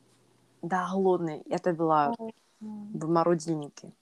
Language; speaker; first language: Russian; non-native, learner; Korean